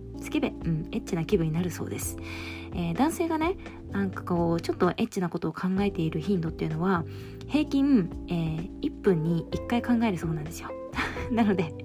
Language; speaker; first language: Japanese; native; Japanese